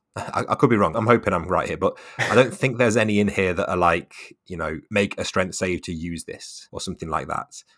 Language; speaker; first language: English; native; English